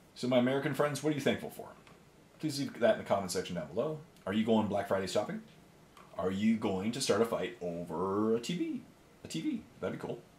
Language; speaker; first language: English; native; English